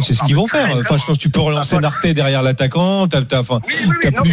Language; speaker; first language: French; native; French